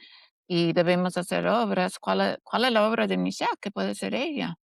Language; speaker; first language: Spanish; non-native, fluent; English